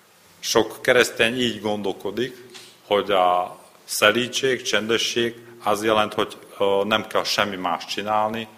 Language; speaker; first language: Hungarian; non-native, learner; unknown